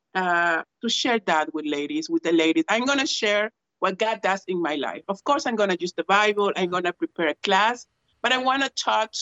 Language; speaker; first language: English; non-native, fluent; Spanish